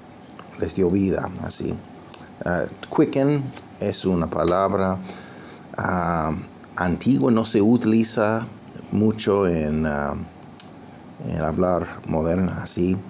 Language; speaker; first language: Spanish; non-native, fluent; English